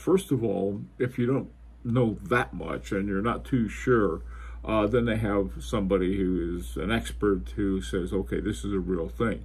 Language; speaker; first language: English; native; English